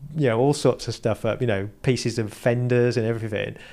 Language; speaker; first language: English; native; English